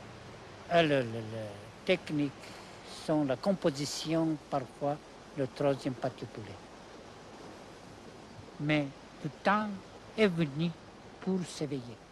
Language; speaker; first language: French; non-native, fluent; Japanese